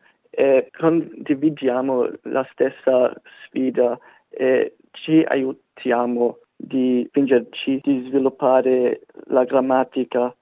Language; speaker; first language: Italian; non-native, fluent; English